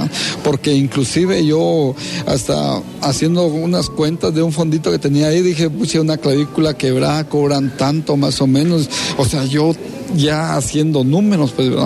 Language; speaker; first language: Spanish; native; Spanish